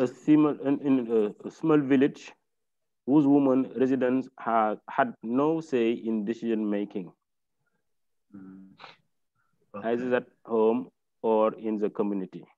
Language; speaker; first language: English; non-native, learner; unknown